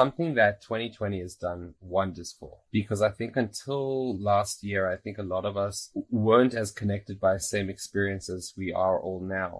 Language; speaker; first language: English; native; English